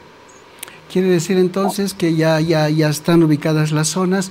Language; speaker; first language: Spanish; native; Spanish